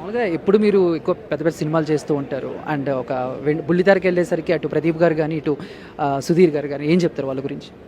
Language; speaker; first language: Telugu; native; Telugu